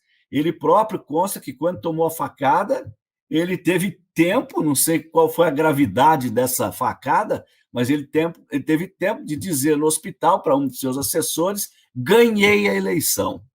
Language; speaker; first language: Portuguese; native; Portuguese